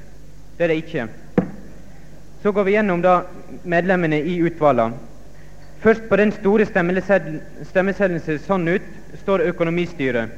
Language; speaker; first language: Norwegian; native; Norwegian